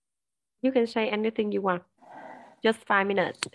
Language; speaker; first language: English; non-native, learner; Vietnamese